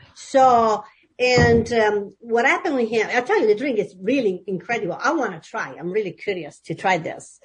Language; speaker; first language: English; non-native, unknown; Italian